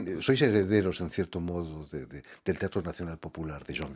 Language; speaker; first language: Spanish; native; Spanish